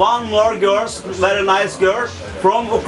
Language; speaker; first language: English; non-native, learner; Turkish